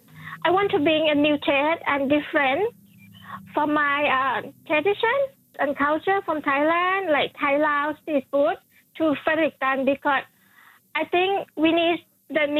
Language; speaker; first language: English; non-native, fluent; Thai